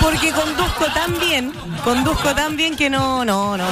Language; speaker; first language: Spanish; native; Spanish